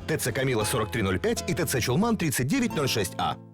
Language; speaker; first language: Russian; native; Russian